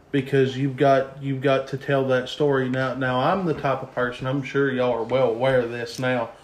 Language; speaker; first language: English; native; English